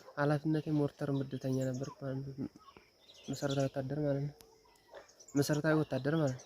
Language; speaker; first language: Amharic; non-native, local second language; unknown